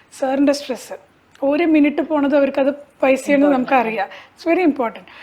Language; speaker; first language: Malayalam; early bilingual, heritage; Malayalam